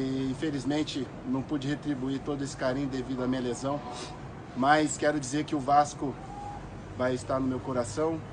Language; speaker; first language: Portuguese; native; Portuguese